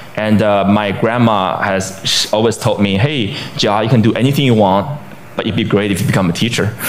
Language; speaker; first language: English; non-native, fluent; Chinese